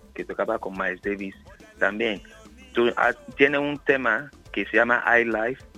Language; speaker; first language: Spanish; non-native, learner; Yoruba